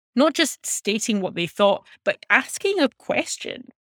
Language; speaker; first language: English; native; English